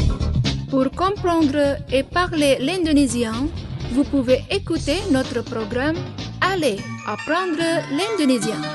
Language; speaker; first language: French; non-native, fluent; Indonesian